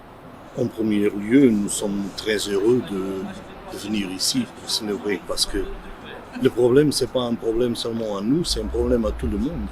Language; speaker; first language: French; non-native, fluent; Portuguese